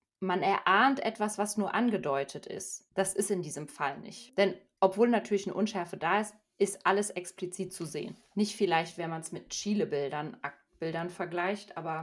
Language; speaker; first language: German; native; German